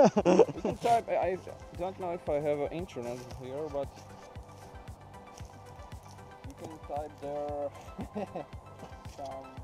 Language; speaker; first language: English; non-native, learner; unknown